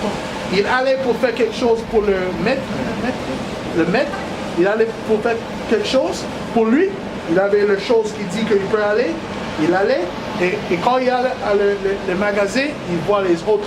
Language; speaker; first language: French; non-native, learner; English